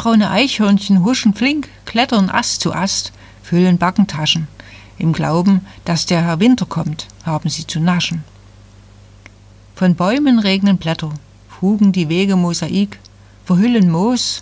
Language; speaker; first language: German; native; German